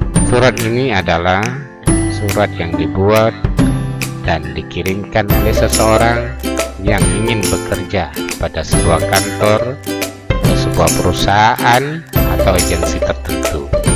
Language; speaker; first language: Indonesian; native; Indonesian